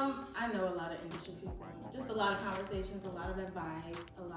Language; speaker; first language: English; native; English